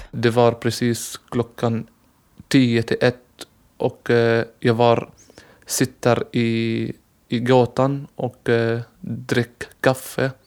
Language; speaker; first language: Swedish; non-native, learner; Arabic